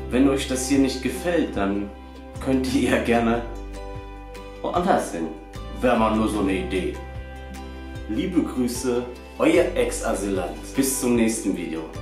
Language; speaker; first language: German; early bilingual, other home language; Albanian